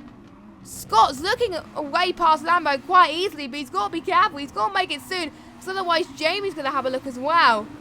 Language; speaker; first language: English; native; English